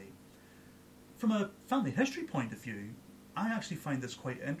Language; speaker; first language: English; native; English